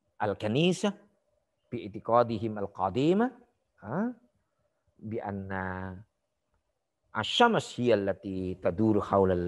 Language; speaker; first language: Arabic; non-native, fluent; Indonesian